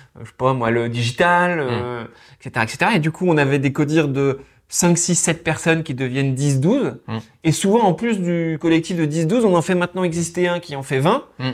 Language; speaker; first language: French; native; French